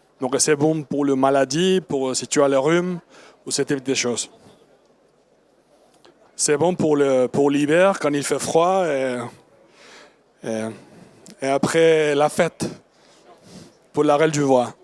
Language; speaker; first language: French; non-native, learner; Spanish